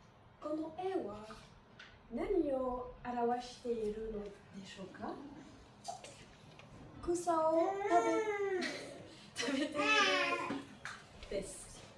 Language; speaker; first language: Japanese; non-native, learner; French